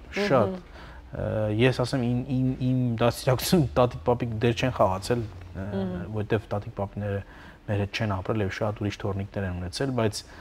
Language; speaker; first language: Armenian; native; Armenian